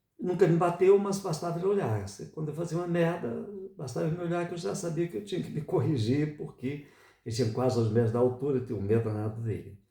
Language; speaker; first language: Portuguese; native; Portuguese